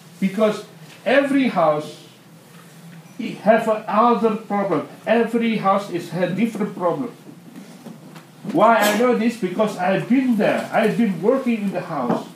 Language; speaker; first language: English; non-native, learner; Indonesian